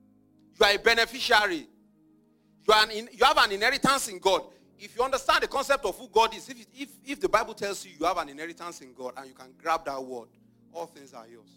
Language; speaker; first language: English; non-native, local second language; Yoruba